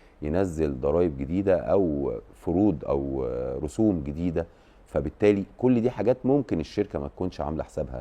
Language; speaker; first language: Arabic; native; Arabic